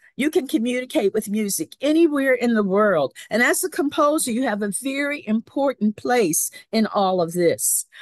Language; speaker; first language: English; native; English